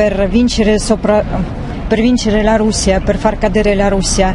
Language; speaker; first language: Italian; non-native, learner; Russian